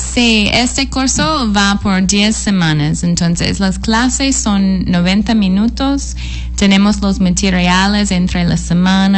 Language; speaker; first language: Spanish; non-native, fluent; English